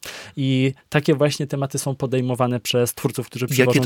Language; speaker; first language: Polish; native; Polish